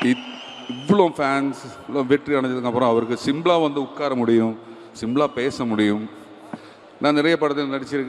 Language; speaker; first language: Tamil; non-native, learner; Malayalam